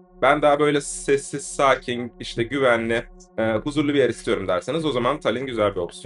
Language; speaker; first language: Turkish; native; Turkish